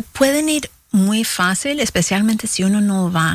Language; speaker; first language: Spanish; early bilingual, heritage; Spanish